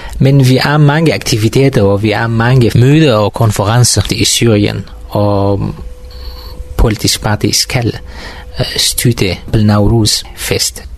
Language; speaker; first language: Danish; non-native, learner; Kurdish